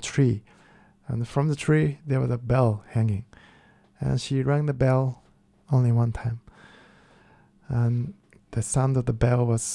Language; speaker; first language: English; non-native, fluent; Japanese